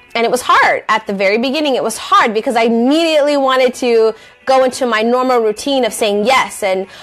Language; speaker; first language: English; native; English